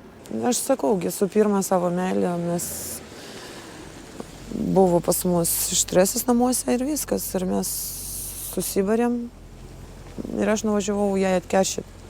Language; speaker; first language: Lithuanian; early bilingual, other home language; Russian